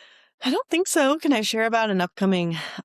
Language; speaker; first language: English; native; English